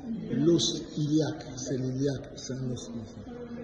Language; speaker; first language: French; native; French